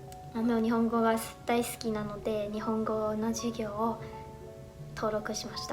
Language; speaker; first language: Japanese; non-native, fluent; Chinese